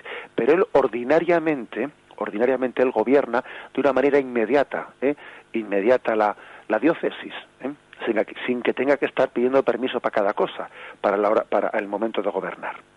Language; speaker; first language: Spanish; native; Spanish